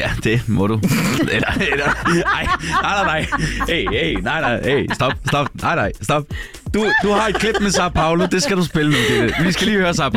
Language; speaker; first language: Danish; native; Danish